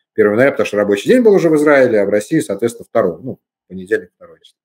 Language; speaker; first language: Russian; native; Russian